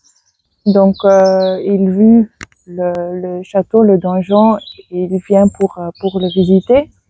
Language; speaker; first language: French; non-native, fluent; Dutch